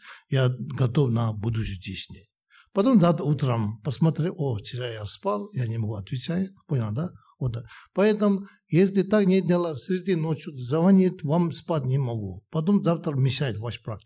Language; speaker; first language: Russian; non-native, learner; Tibetan